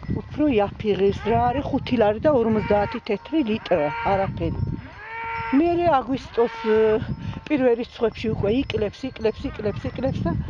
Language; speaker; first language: Georgian; non-native, local second language; Svan